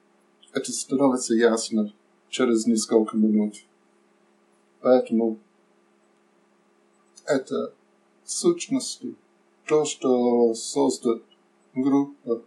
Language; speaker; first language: Russian; non-native, learner; English